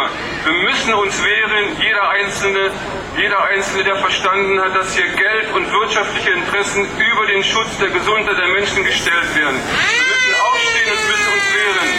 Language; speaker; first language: German; native; German